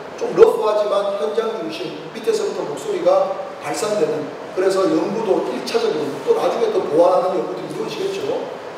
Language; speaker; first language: Korean; native; Korean